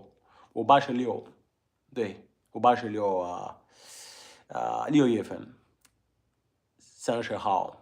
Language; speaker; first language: Chinese; non-native, learner; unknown